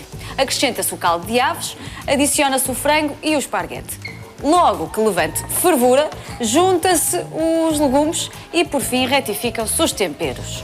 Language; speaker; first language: Portuguese; native; Portuguese